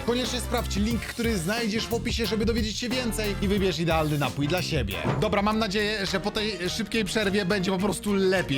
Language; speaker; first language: Polish; native; Polish